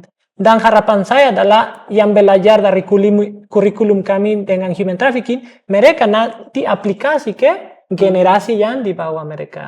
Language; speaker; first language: Indonesian; non-native, fluent; English